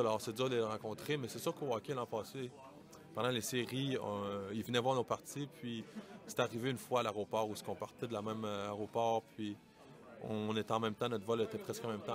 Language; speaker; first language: French; native; French